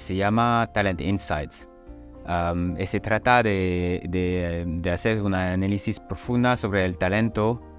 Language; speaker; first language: Spanish; non-native, fluent; French